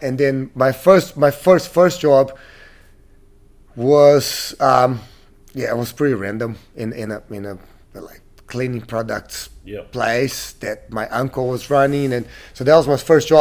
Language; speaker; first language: English; non-native, fluent; Portuguese